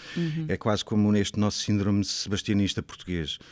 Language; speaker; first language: Portuguese; native; Portuguese